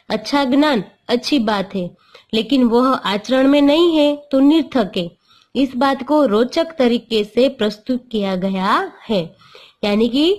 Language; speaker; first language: Hindi; non-native, local second language; Gujarati